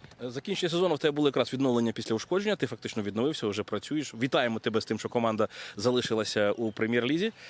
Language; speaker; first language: Ukrainian; native; Ukrainian